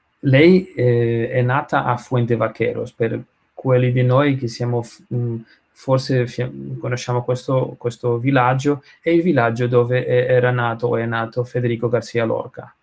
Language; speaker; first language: Italian; non-native, learner; Spanish